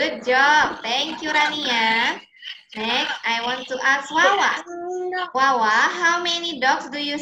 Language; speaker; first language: English; non-native, learner; Indonesian